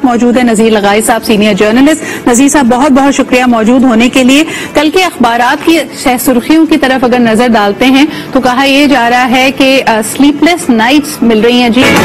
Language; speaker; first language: Urdu; native; Urdu